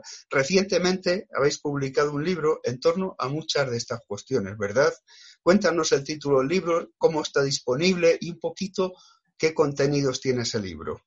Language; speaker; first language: Spanish; native; Spanish